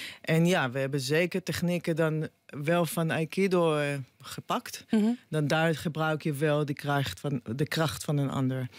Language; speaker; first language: Dutch; non-native, fluent; Hebrew